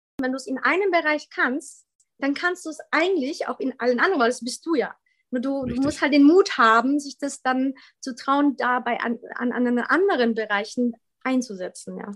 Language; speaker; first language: German; early bilingual, other home language; Polish